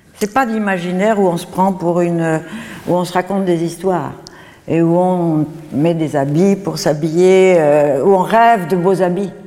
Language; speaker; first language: French; native; French